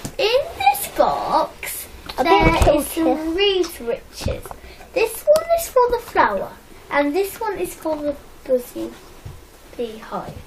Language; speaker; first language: English; native; English